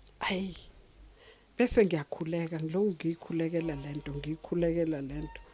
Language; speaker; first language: Zulu; native; Zulu